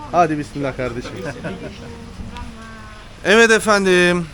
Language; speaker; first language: Turkish; native; Turkish